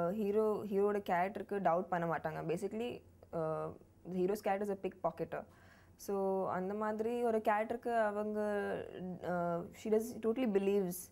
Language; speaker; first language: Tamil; non-native, learner; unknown